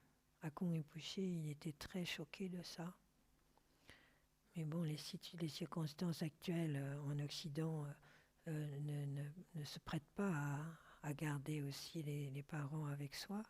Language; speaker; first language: French; native; French